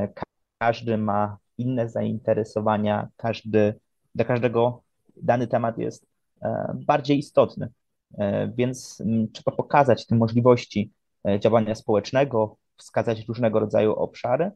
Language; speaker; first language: Polish; native; Polish